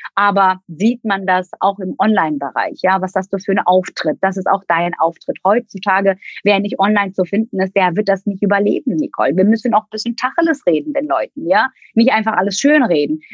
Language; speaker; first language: German; non-native, fluent; Turkish